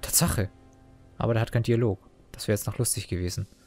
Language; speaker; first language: German; native; German